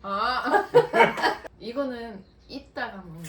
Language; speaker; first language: Korean; non-native, fluent; Russian